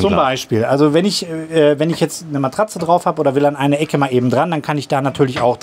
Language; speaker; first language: German; native; German